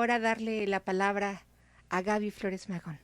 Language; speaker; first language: Spanish; native; Spanish